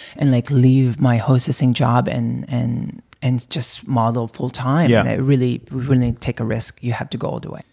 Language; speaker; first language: English; non-native, local second language; Filipino